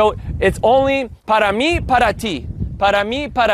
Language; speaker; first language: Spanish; non-native, fluent; English